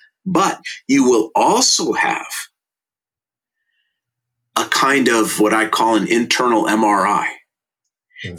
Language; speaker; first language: English; native; English